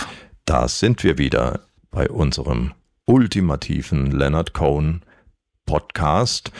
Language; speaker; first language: German; native; German